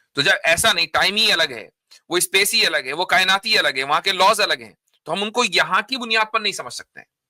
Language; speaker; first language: Urdu; native; Urdu